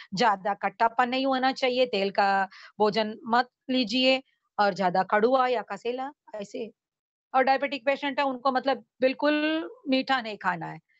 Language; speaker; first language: Hindi; non-native, local second language; Tamil